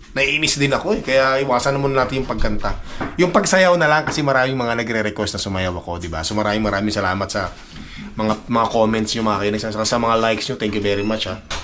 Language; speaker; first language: Filipino; non-native, local second language; Iloko